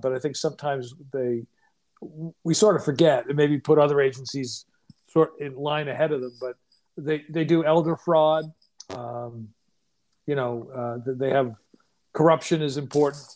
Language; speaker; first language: English; native; English